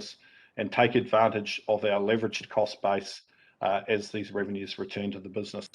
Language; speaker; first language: English; native; English